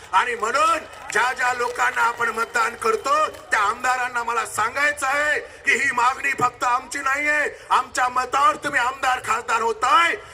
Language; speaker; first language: Marathi; non-native, local second language; Lambadi